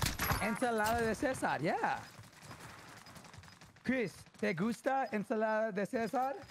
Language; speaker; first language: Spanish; non-native, learner; English